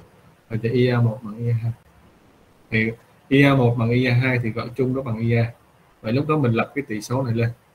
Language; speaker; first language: Vietnamese; native; Vietnamese